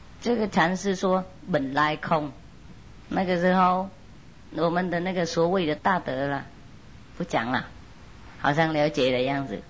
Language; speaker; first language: Chinese; non-native, fluent; Vietnamese